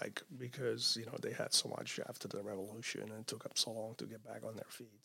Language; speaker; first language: English; non-native, fluent; Romanian